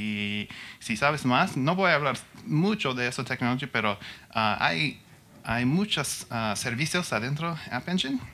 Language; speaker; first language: Spanish; non-native, learner; English